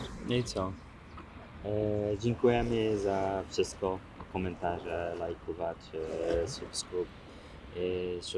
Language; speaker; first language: Polish; non-native, learner; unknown